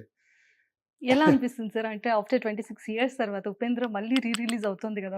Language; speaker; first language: Telugu; native; Telugu